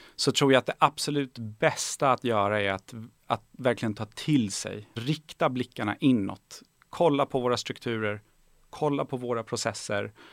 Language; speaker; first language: Swedish; early bilingual, other home language; Persian